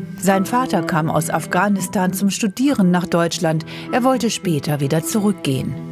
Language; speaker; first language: German; native; German